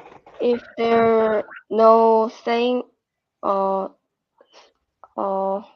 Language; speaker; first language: English; non-native, learner; Korean